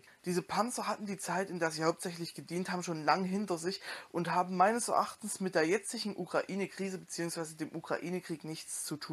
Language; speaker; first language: German; native; German